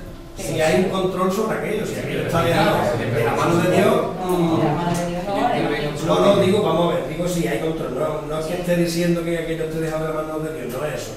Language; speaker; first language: Spanish; native; Spanish